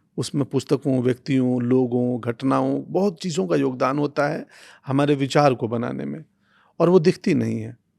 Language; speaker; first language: Hindi; non-native, local second language; Bhojpuri